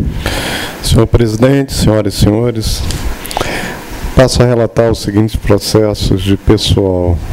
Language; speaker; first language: Portuguese; native; Portuguese